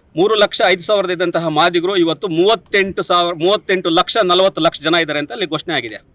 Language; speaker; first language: Kannada; native; Kannada